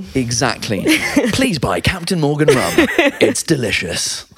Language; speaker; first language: French; non-native, fluent; English